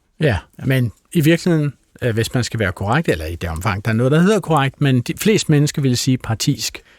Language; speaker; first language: Danish; native; Danish